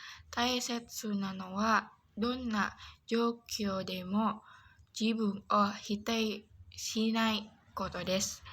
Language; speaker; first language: Japanese; non-native, learner; Indonesian